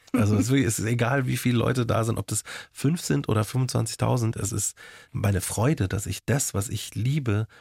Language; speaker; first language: German; native; German